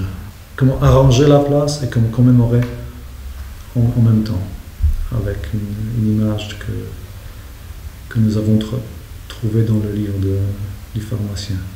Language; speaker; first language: French; non-native, fluent; Polish